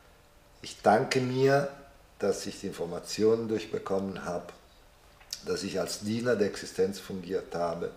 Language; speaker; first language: German; non-native, fluent; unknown